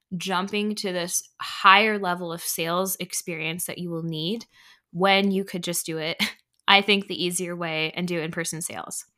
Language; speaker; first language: English; native; English